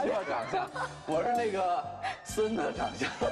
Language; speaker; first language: Chinese; native; Chinese